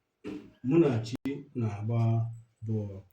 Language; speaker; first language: Igbo; native; Igbo